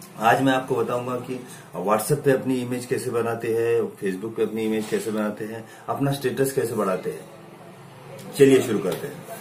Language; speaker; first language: Hindi; non-native, local second language; Marathi